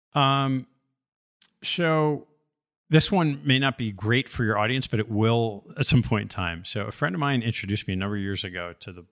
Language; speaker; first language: English; native; English